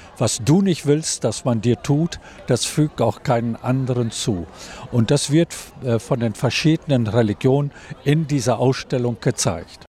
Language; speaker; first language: German; native; German